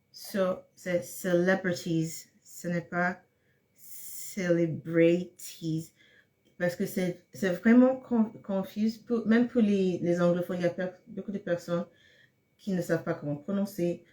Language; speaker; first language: French; non-native, fluent; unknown